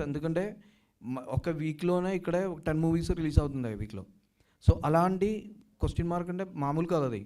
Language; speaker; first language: Telugu; non-native, learner; Malayalam